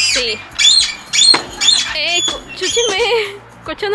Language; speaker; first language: Spanish; native; Spanish